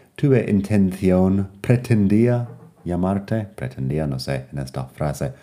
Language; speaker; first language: Spanish; non-native, fluent; English